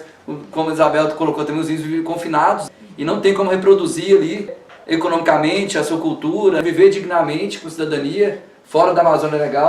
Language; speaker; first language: Portuguese; native; Portuguese